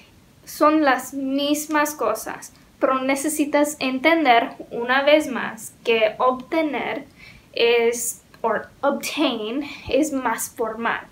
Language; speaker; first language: Spanish; non-native, learner; English